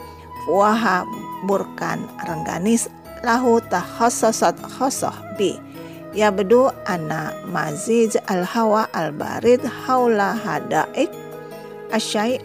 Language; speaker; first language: Arabic; non-native, learner; Indonesian